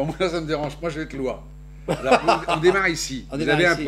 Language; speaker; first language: French; native; French